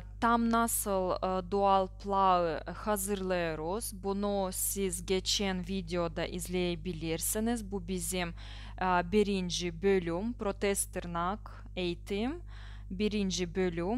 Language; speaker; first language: Turkish; non-native, learner; Russian